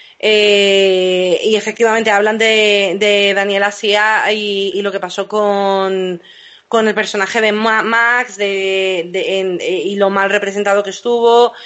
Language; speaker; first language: Spanish; native; Spanish